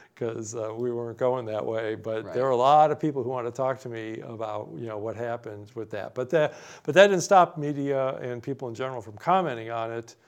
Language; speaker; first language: English; native; English